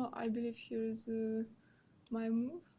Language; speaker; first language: English; non-native, learner; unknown